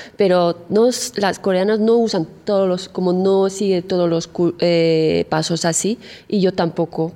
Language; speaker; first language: Spanish; non-native, fluent; Korean